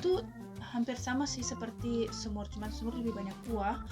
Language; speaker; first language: Malay; non-native, fluent; Russian